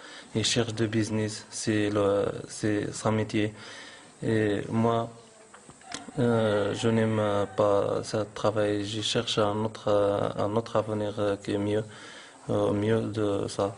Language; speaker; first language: French; non-native, learner; Arabic